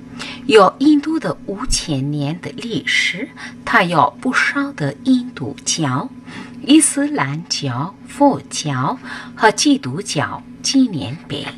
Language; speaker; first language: Chinese; non-native, fluent; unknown